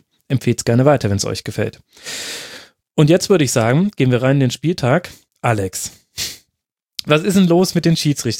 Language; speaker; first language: German; native; German